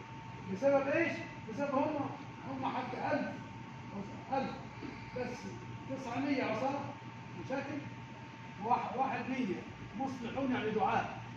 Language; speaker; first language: Arabic; non-native, learner; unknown